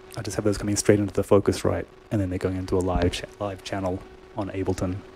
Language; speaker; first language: English; native; English